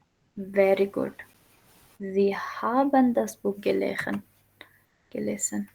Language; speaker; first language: German; non-native, fluent; Urdu